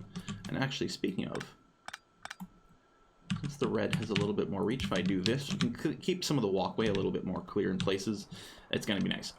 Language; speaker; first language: English; native; English